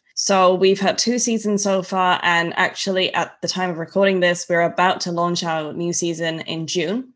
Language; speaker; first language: English; non-native, local second language; Cantonese